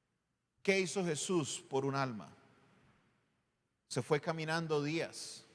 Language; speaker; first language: Spanish; native; Spanish